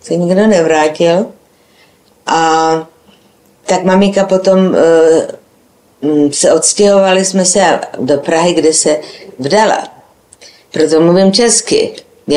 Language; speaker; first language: Czech; non-native, local second language; Slovak